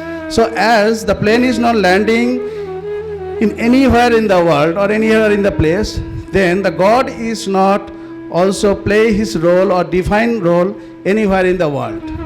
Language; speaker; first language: English; non-native, local second language; Bangla